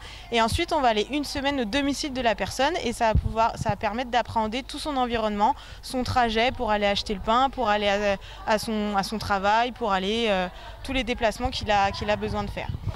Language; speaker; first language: French; native; French